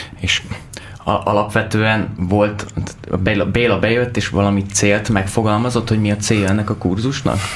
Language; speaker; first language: Hungarian; native; Hungarian